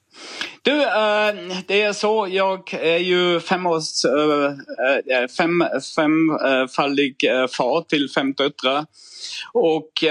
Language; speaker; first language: Swedish; non-native, fluent; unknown